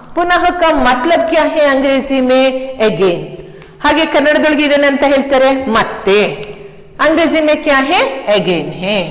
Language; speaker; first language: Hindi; non-native, local second language; Kannada